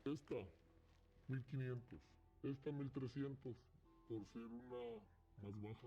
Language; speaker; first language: Spanish; native; Spanish